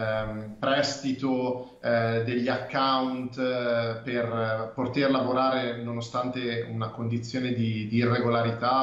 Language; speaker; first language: Italian; native; Italian